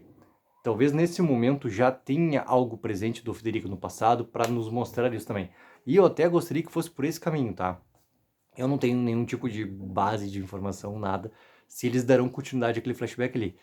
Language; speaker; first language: Portuguese; native; Portuguese